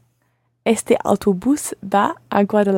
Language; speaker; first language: Spanish; non-native, learner; English